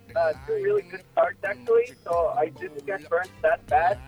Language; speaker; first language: English; non-native, fluent; Spanish